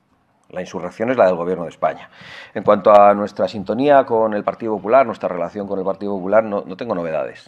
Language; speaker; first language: Spanish; native; Spanish